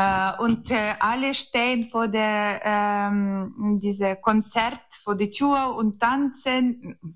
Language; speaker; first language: German; non-native, learner; Ukrainian